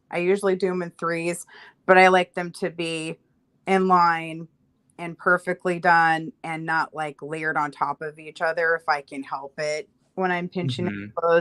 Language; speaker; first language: English; native; English